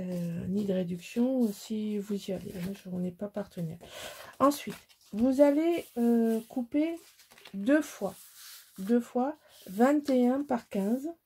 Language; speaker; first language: French; native; French